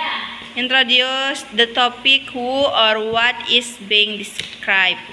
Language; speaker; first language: English; non-native, learner; Indonesian